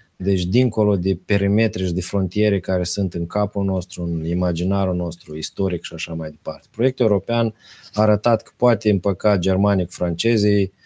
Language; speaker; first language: Romanian; native; Romanian